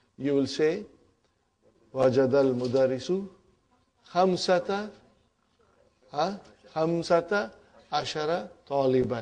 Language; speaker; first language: Arabic; non-native, fluent; Urdu